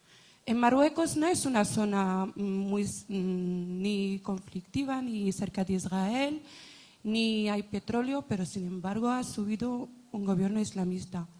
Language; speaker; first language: Spanish; non-native, fluent; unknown